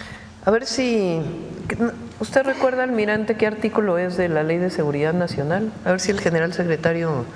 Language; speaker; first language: Spanish; native; Spanish